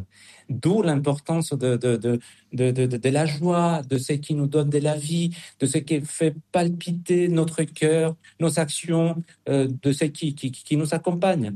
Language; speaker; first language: French; non-native, fluent; Spanish